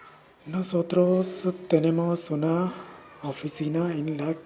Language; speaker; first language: Spanish; non-native, learner; Urdu